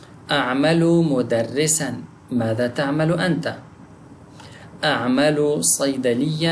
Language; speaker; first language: Arabic; non-native, fluent; Pashto